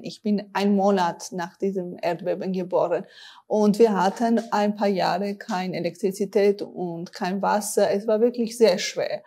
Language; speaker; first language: German; non-native, fluent; Armenian